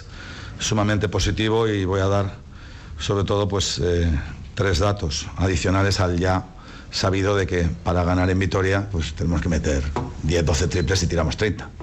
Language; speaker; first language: Spanish; native; Spanish